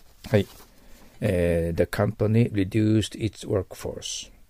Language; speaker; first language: English; non-native, fluent; Japanese